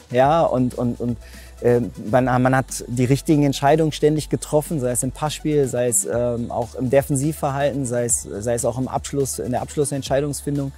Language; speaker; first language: German; native; German